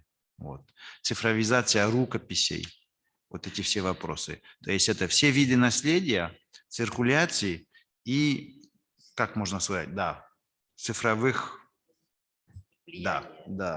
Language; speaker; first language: Russian; non-native, fluent; French